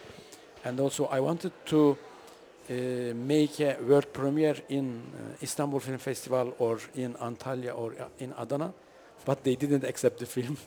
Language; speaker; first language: English; non-native, fluent; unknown